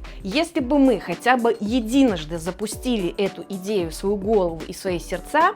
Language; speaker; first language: Russian; native; Russian